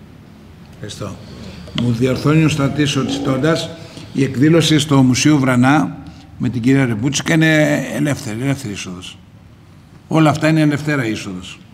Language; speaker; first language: Greek; native; Greek